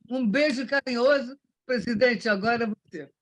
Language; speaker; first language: Portuguese; native; Portuguese